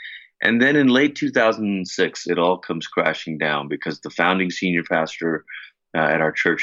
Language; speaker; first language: English; native; English